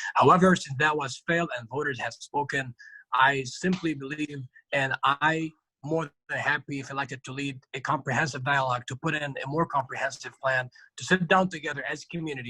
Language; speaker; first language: English; non-native, fluent; Arabic